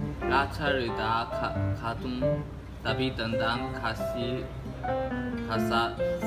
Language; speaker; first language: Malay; non-native, learner; Chinese